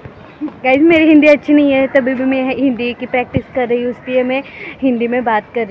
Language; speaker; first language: Hindi; non-native, learner; Marathi